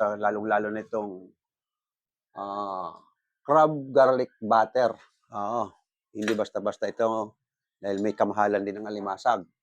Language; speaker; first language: Filipino; non-native, local second language; Bikol